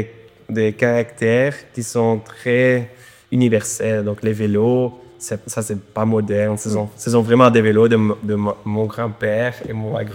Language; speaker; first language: French; non-native, learner; Dutch